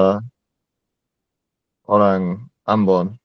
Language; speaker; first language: Indonesian; non-native, learner; English